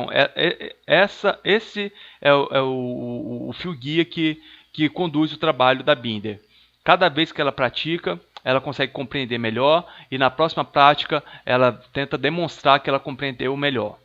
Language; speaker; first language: Portuguese; native; Portuguese